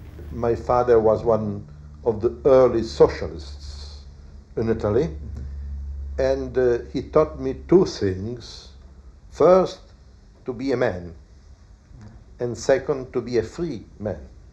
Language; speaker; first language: English; non-native, fluent; Italian